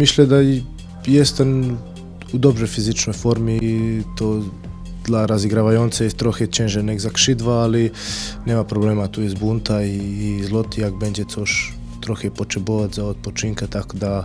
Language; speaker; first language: Polish; non-native, learner; Croatian